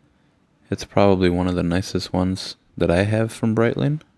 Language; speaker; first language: English; native; English